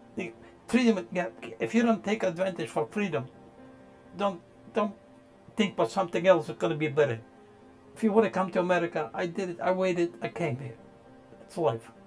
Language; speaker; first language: English; non-native, fluent; Polish